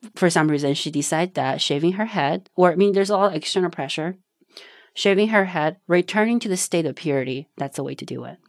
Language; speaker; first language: English; non-native, fluent; Chinese